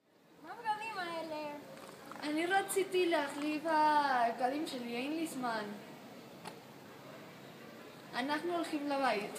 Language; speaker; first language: Hebrew; non-native, learner; Spanish